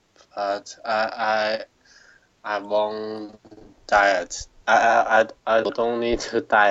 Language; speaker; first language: English; non-native, learner; Chinese